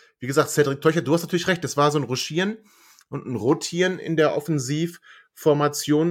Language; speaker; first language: German; native; German